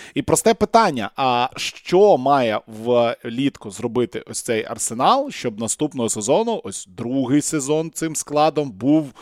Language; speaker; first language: Ukrainian; non-native, local second language; Russian